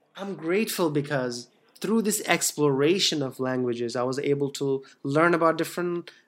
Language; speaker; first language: English; non-native, fluent; Bangla